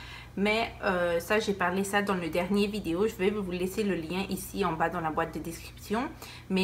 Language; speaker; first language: French; non-native, fluent; Spanish